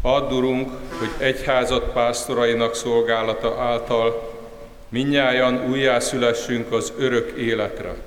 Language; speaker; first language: Hungarian; native; Hungarian